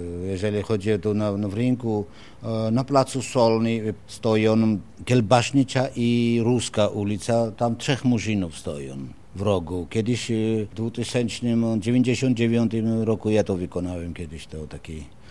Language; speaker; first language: Polish; non-native, fluent; Georgian